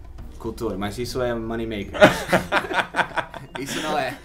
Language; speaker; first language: Portuguese; non-native, fluent; English